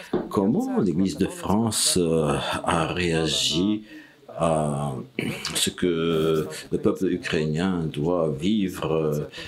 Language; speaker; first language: French; non-native, fluent; Ukrainian